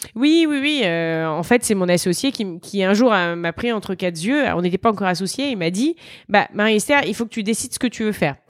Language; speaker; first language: French; native; French